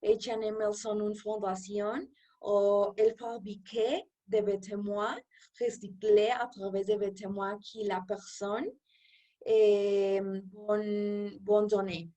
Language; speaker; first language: French; non-native, learner; Spanish